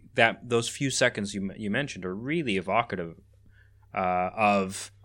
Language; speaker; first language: English; native; English